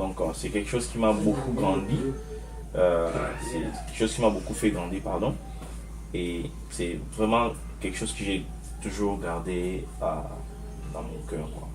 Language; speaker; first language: French; non-native, local second language; Lingala